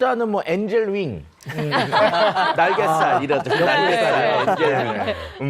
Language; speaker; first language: Korean; native; Korean